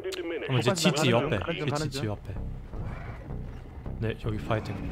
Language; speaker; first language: Korean; non-native, learner; German